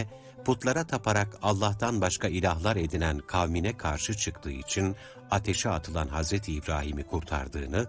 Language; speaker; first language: Turkish; native; Turkish